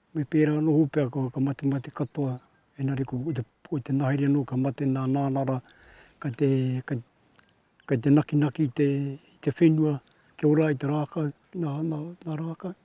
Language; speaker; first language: Māori; native; Māori